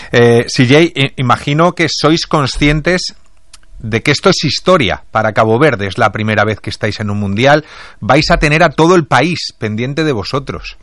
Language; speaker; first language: Spanish; native; Spanish